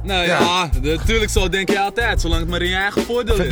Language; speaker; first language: Dutch; native; Dutch